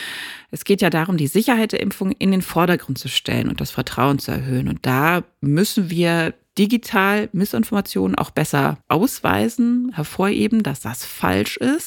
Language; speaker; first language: German; native; German